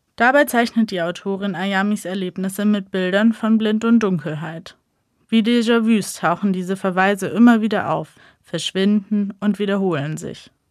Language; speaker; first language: German; native; German